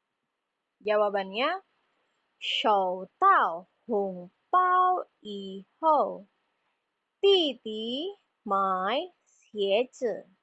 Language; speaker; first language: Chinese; non-native, fluent; Indonesian